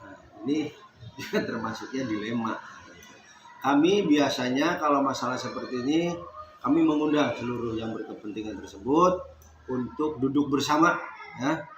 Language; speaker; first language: Indonesian; native; Indonesian